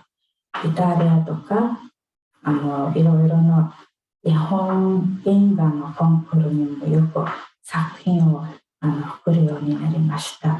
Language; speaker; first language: Japanese; non-native, fluent; Mongolian